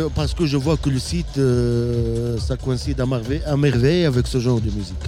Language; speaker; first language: French; non-native, local second language; Arabic